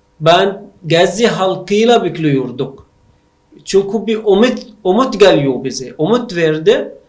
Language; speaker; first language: Turkish; non-native, learner; Arabic